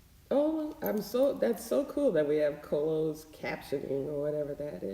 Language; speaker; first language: English; native; English